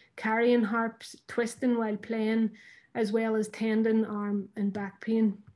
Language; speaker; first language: English; native; English